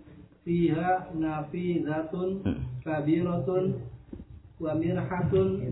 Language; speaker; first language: Arabic; non-native, learner; Indonesian